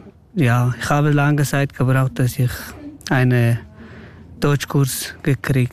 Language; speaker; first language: German; non-native, learner; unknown